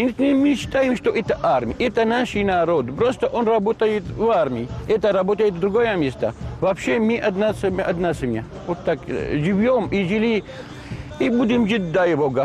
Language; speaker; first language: Russian; non-native, learner; Arabic